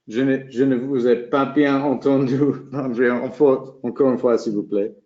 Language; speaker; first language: French; non-native, fluent; English